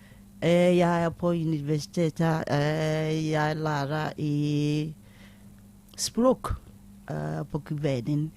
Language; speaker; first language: Norwegian; non-native, learner; Akan